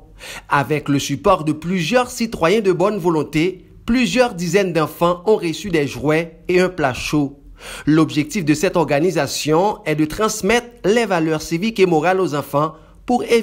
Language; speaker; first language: French; non-native, local second language; Haitian Creole